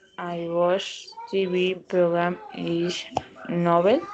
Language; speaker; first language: English; non-native, learner; Spanish